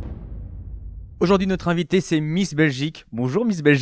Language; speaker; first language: French; native; French